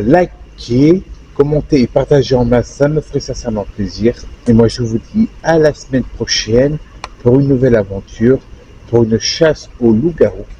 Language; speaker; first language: French; native; French